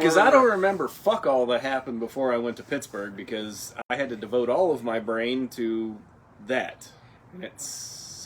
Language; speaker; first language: English; native; English